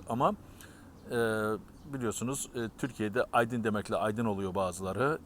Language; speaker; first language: Turkish; native; Turkish